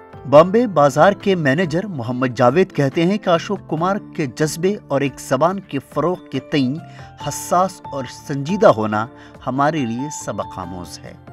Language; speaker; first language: Hindi; native; Hindi